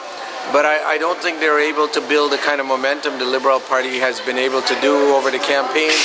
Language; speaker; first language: English; native; English